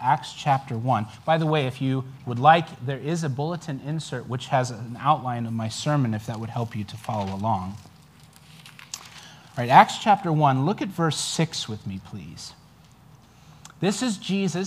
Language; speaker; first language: English; native; English